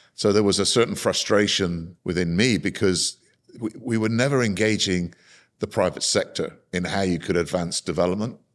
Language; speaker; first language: English; native; English